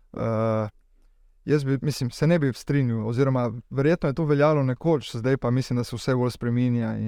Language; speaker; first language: Slovenian; native; Slovenian